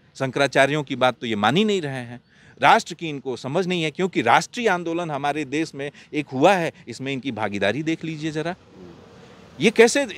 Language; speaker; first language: Hindi; native; Hindi